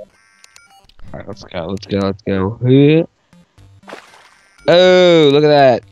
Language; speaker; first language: English; native; English